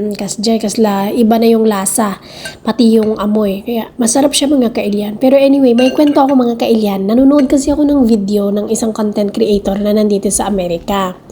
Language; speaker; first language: Filipino; non-native, local second language; Iloko